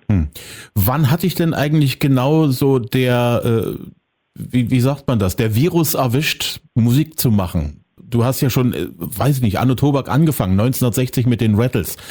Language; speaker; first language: German; native; German